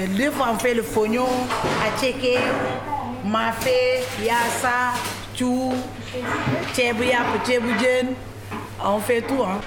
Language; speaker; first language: French; non-native, local second language; Wolof